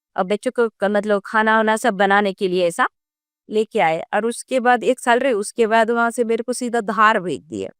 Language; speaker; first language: Hindi; non-native, local second language; Gondi